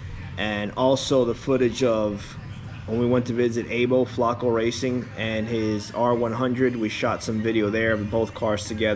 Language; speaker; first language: English; native; English